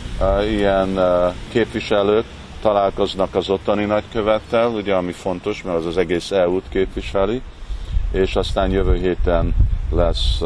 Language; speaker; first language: Hungarian; early bilingual, heritage; Hungarian